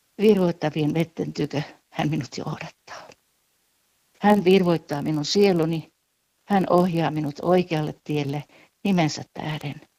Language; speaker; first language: Finnish; native; Finnish